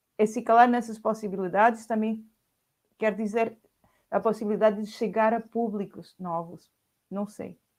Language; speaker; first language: Portuguese; non-native, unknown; Spanish